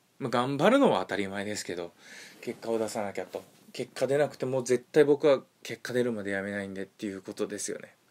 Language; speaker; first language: Japanese; native; Japanese